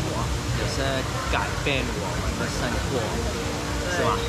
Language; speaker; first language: Chinese; non-native, local second language; Cantonese